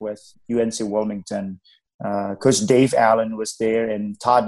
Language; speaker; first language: English; non-native, fluent; Indonesian